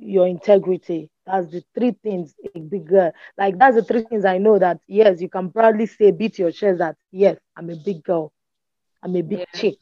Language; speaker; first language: English; non-native, local second language; Igbo